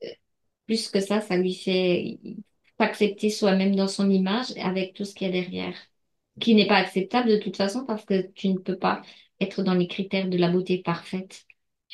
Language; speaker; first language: French; native; French